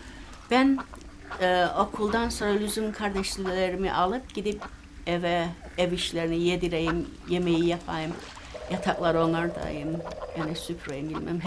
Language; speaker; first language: Turkish; early bilingual, heritage; Turkish